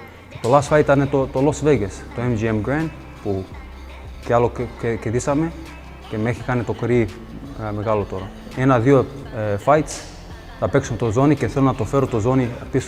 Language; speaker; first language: Greek; early bilingual, heritage; English